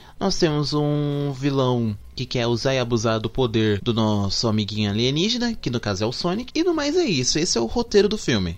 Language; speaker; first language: Portuguese; native; Portuguese